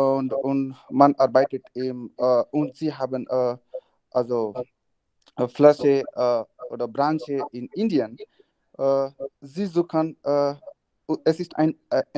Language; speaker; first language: German; non-native, learner; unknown